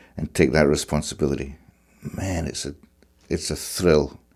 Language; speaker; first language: English; native; English